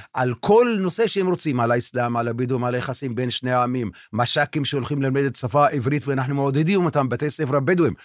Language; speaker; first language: Hebrew; non-native, local second language; Arabic